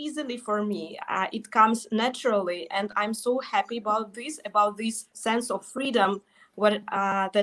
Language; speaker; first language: English; non-native, fluent; Russian